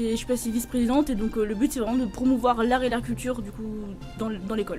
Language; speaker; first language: French; native; French